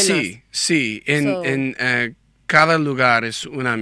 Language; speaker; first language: Spanish; non-native, learner; English